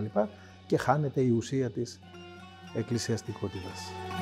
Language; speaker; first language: Greek; native; Greek